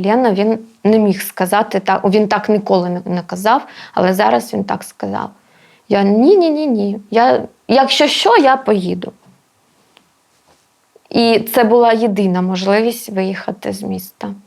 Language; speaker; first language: Ukrainian; non-native, local second language; Russian